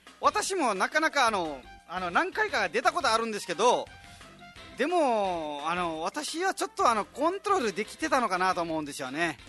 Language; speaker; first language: Japanese; non-native, fluent; Nepali